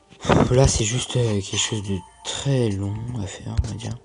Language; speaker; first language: French; native; French